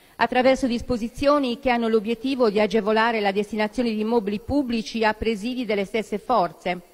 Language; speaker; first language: Italian; native; Italian